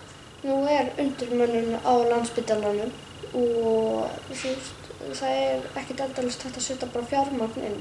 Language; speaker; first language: Icelandic; native; Icelandic